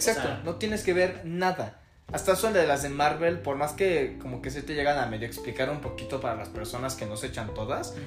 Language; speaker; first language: Spanish; native; Spanish